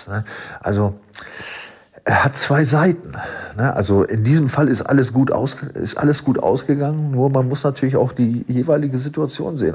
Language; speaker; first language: German; native; German